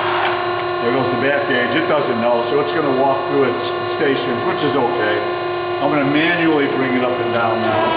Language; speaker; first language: English; native; English